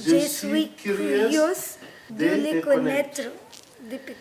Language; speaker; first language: French; non-native, learner; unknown